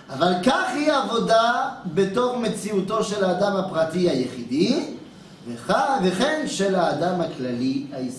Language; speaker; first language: Hebrew; non-native, fluent; French